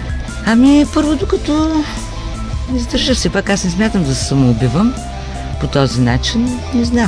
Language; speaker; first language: Bulgarian; native; Bulgarian